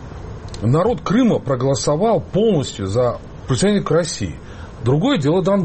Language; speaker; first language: Russian; native; Russian